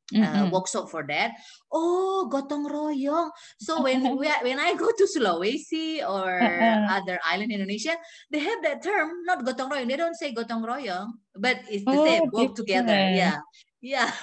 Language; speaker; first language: English; non-native, learner; Indonesian